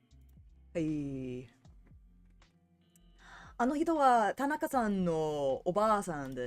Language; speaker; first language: Japanese; non-native, learner; English